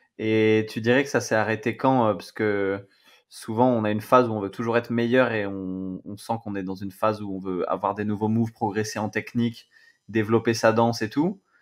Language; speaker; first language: French; native; French